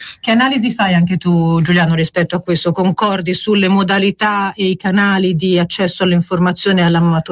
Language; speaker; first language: Italian; native; Italian